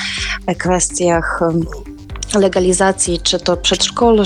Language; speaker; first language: Polish; non-native, fluent; Ukrainian